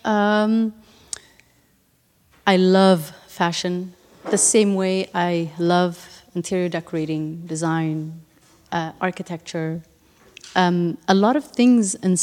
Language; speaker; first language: English; non-native, fluent; Tigrinya